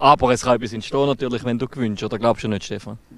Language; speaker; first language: German; native; German